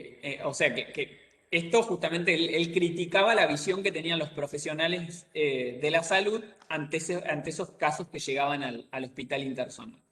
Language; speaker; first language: Spanish; native; Spanish